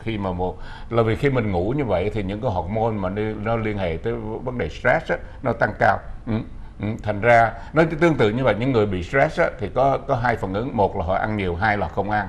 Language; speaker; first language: Vietnamese; native; Vietnamese